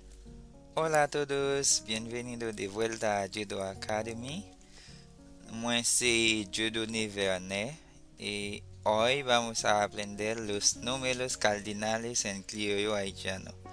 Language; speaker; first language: Spanish; non-native, fluent; Haitian Creole